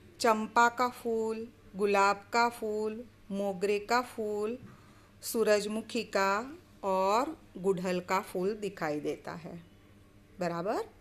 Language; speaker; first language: Hindi; non-native, local second language; Gujarati